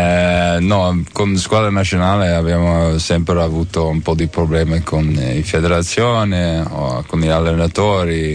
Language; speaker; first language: Italian; non-native, learner; Dutch